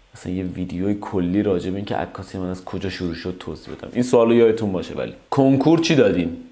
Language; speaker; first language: Persian; native; Persian